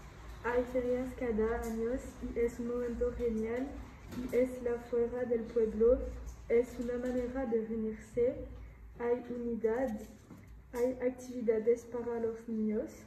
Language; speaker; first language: Spanish; non-native, learner; French